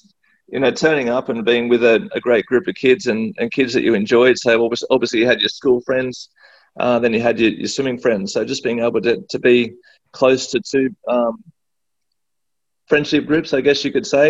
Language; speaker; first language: English; native; English